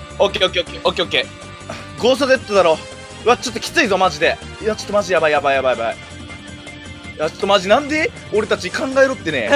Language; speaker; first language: Japanese; native; Japanese